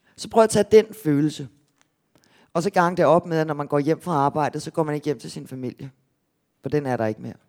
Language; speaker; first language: Danish; native; Danish